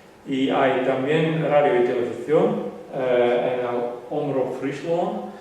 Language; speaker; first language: Spanish; non-native, fluent; Western Frisian